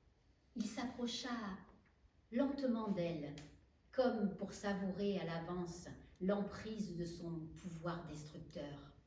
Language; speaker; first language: French; native; French